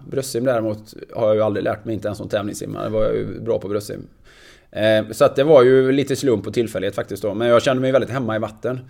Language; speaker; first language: Swedish; native; Swedish